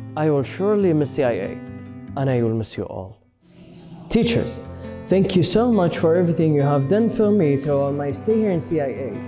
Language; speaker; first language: English; non-native, fluent; Arabic